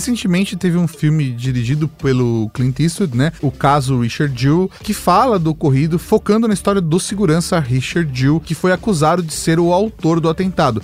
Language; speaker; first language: Portuguese; native; Portuguese